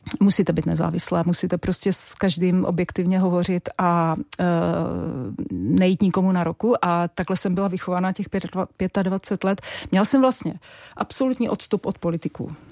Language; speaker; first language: Czech; native; Czech